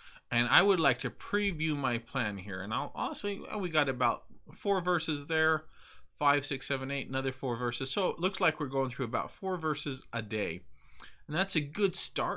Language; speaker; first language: English; native; English